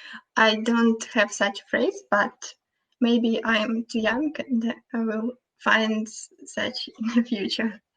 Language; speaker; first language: English; non-native, fluent; Russian